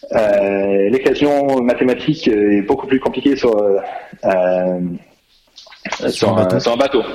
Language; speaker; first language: French; non-native, fluent; English